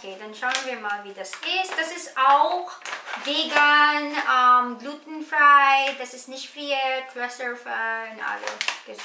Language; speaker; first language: German; non-native, learner; Filipino